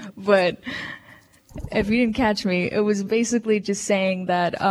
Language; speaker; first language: English; early bilingual, other home language; Spanish